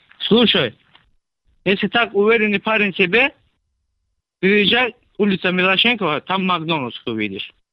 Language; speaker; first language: Russian; non-native, local second language; Azerbaijani